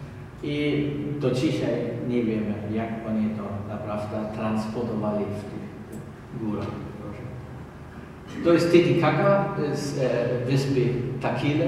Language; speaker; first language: Polish; non-native, learner; German